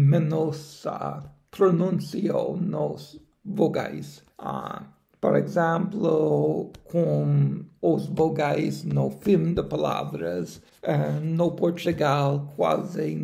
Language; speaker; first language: Portuguese; non-native, learner; English